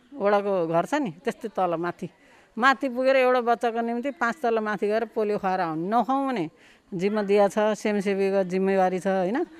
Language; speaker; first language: Nepali; native; Nepali